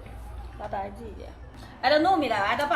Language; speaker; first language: Russian; non-native, learner; Chinese